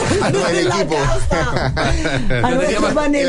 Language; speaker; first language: Spanish; native; Spanish